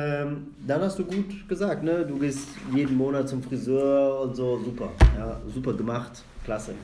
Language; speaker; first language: German; non-native, fluent; Arabic